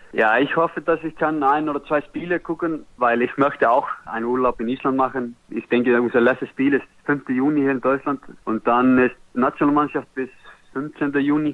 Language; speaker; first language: German; non-native, learner; Icelandic